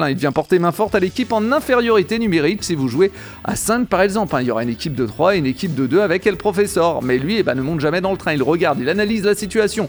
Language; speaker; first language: French; native; French